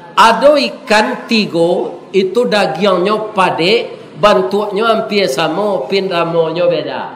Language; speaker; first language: Malay; non-native, local second language; Minangkabau